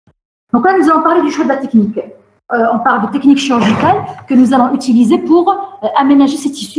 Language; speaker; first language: French; non-native, local second language; Arabic